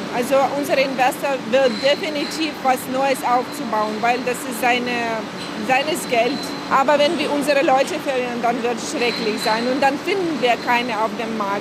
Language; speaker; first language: German; non-native, fluent; Ukrainian